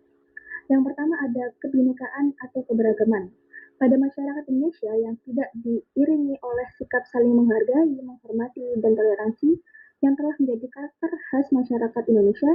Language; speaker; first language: Indonesian; native; Indonesian